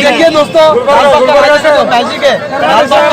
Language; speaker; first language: Hindi; native; Hindi